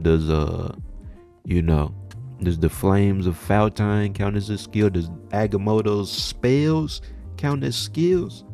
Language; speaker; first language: English; native; English